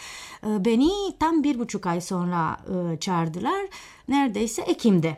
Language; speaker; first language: Turkish; non-native, fluent; Romanian